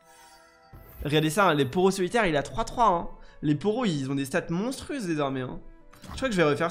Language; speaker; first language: French; native; French